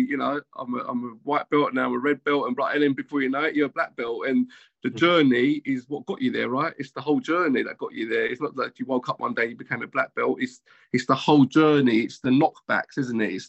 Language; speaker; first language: English; native; English